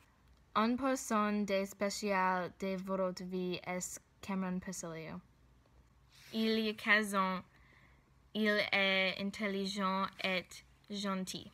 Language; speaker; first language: French; non-native, learner; English